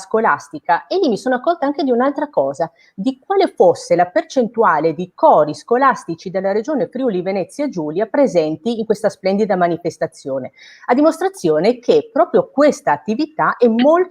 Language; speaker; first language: Italian; native; Italian